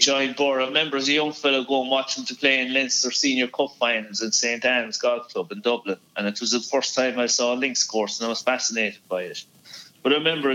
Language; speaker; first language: English; native; English